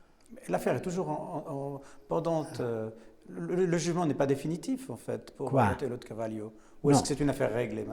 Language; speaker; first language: French; native; French